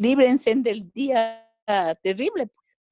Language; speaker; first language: Spanish; native; Spanish